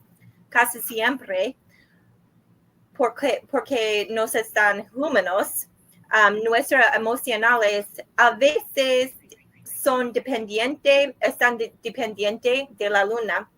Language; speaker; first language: Spanish; non-native, learner; English